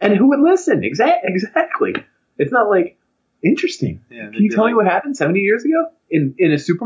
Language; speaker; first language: English; native; English